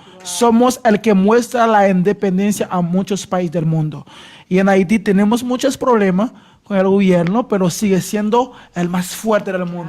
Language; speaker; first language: Spanish; non-native, learner; Haitian Creole